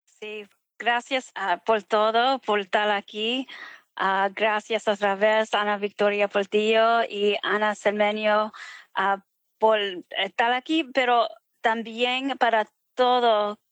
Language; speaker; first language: Spanish; early bilingual, heritage; Spanish